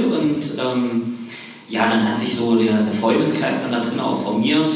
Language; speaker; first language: German; native; German